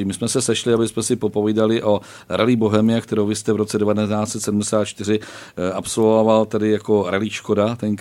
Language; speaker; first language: Czech; native; Czech